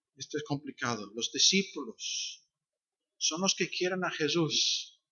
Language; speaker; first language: Spanish; non-native, fluent; English